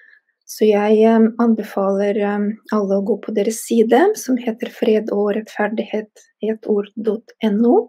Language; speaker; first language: Norwegian; non-native, fluent; Russian